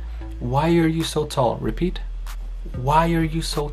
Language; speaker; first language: English; non-native, fluent; Portuguese